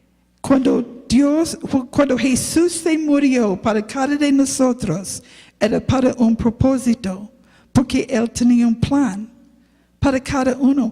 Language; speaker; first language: Spanish; non-native, learner; English